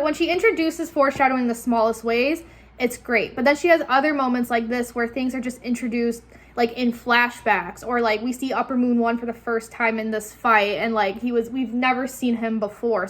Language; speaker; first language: English; native; English